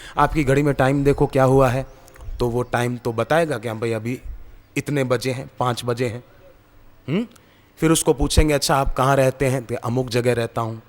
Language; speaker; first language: Hindi; native; Hindi